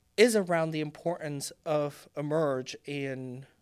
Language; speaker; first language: English; non-native, fluent; Spanish